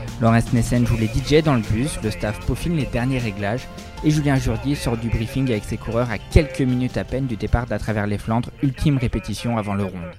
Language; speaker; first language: French; native; French